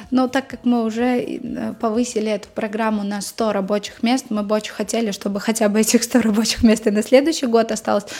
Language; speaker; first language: Russian; native; Russian